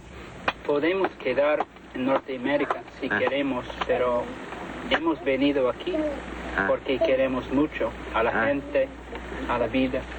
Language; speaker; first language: Spanish; non-native, learner; English